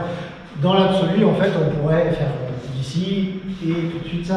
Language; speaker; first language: French; native; French